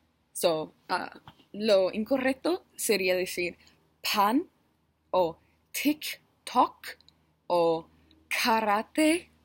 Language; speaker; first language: Spanish; non-native, learner; English